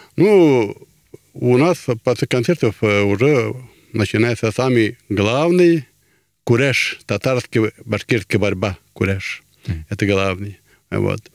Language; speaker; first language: Russian; non-native, local second language; Tatar